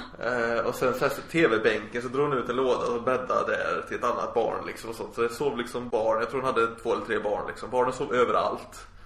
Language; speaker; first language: Swedish; native; Swedish